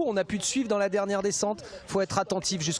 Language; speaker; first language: French; native; French